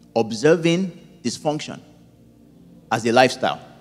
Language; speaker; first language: English; non-native, local second language; Yoruba